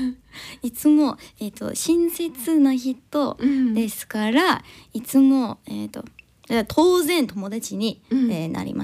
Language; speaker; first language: Japanese; non-native, learner; English